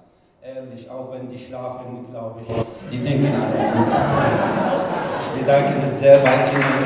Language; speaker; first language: German; non-native, fluent; Arabic